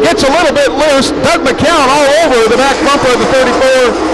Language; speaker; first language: English; native; English